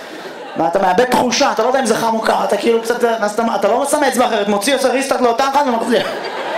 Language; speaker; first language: Hebrew; native; Hebrew